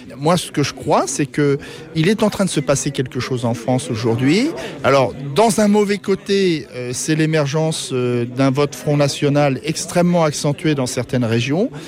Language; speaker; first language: French; native; French